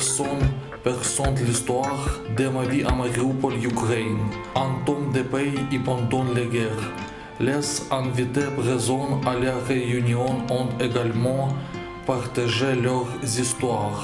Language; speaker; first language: French; non-native, learner; Russian